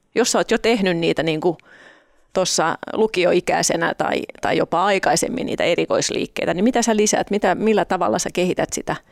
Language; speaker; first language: Finnish; non-native, local second language; Swedish